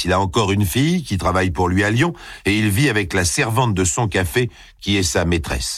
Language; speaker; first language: French; native; French